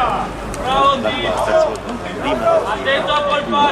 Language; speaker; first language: Italian; native; Italian